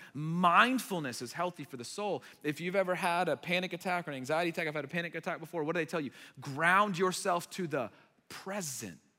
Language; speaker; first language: English; early bilingual, other home language; Arabic